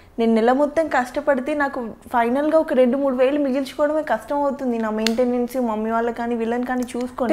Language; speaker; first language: Telugu; native; Telugu